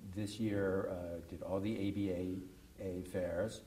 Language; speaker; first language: English; native; English